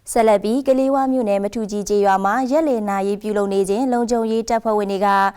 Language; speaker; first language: Burmese; native; Burmese